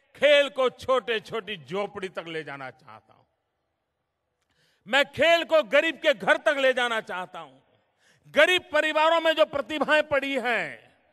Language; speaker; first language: Hindi; non-native, local second language; Gujarati